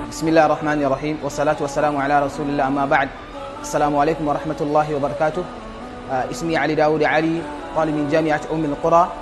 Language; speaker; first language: Arabic; non-native, fluent; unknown